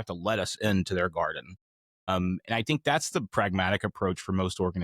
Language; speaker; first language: English; native; English